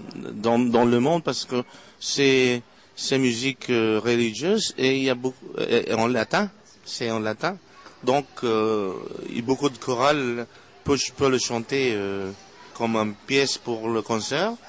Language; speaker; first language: French; non-native, fluent; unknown